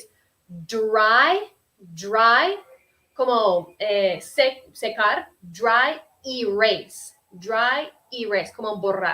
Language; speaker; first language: Spanish; non-native, fluent; English